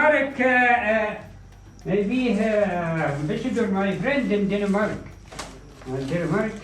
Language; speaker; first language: English; non-native, learner; Arabic